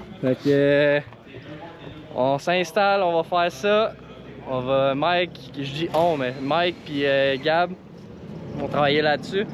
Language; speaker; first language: French; native; French